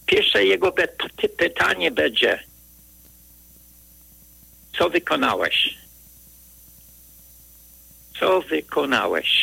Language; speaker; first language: Polish; early bilingual, heritage; Polish